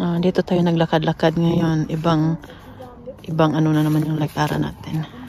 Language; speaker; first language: Filipino; non-native, local second language; Cebuano